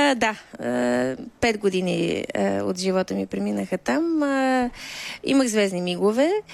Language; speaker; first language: Bulgarian; native; Bulgarian